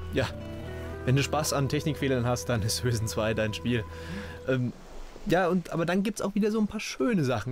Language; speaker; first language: German; native; German